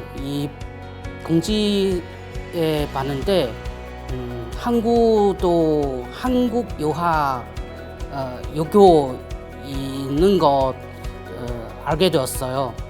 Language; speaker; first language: Korean; non-native, learner; Chinese